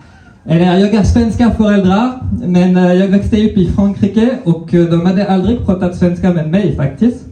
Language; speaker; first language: Swedish; non-native, fluent; French